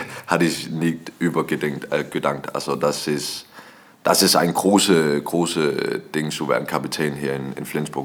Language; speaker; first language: German; non-native, learner; Danish